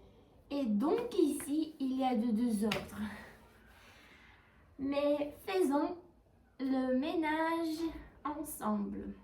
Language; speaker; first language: French; non-native, learner; Russian